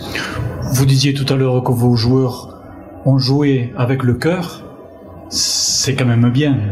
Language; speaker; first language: French; native; French